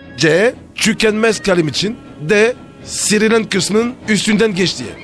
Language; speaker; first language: Turkish; non-native, fluent; French